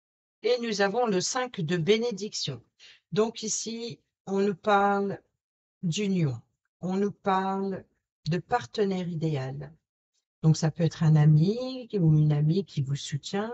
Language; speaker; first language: French; native; French